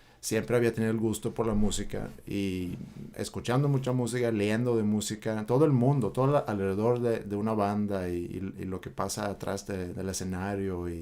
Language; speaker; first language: Spanish; non-native, fluent; Swedish